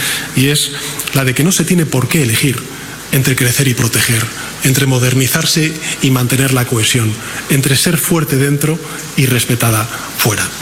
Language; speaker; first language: Spanish; native; Spanish